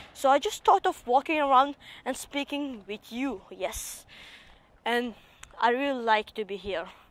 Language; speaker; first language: English; non-native, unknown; Russian